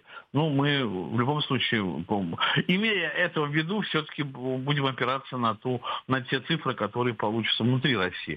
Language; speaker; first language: Russian; native; Russian